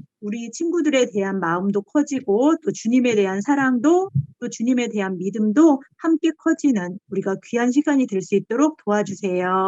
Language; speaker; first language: Korean; native; Korean